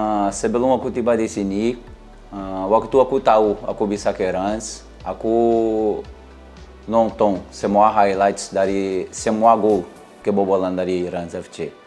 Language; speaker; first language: Indonesian; non-native, learner; Portuguese